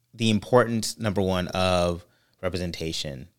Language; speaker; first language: English; native; English